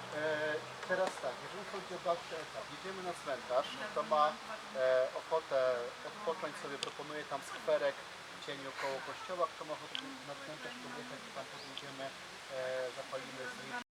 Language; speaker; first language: Polish; native; Polish